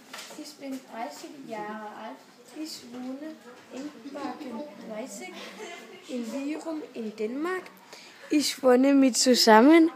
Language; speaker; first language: German; non-native, learner; Danish